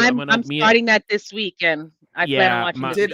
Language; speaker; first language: English; native; English